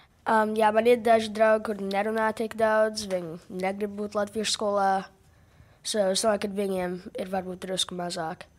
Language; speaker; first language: Latvian; early bilingual, heritage; English